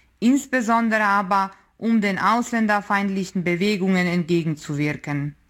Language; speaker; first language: German; non-native, fluent; Croatian